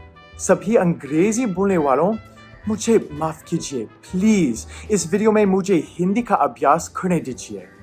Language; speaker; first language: Hindi; non-native, fluent; English